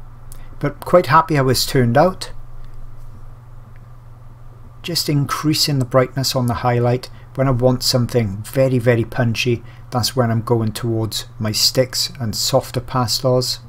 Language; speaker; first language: English; native; English